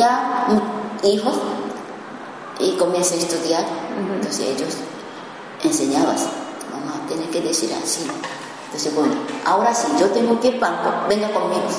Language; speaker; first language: Spanish; non-native, learner; Japanese